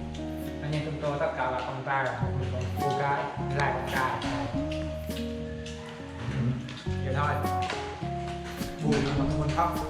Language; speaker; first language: Vietnamese; non-native, local second language; Jarai